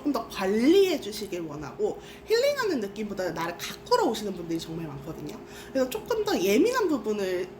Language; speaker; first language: Korean; native; Korean